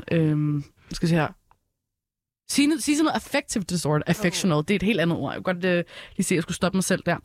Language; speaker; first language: Danish; early bilingual, other home language; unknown